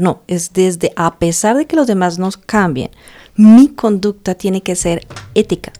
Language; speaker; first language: Spanish; native; Spanish